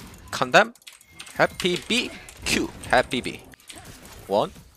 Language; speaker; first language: English; non-native, fluent; Korean